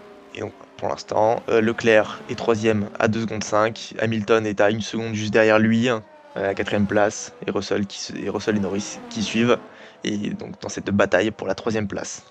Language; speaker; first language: French; native; French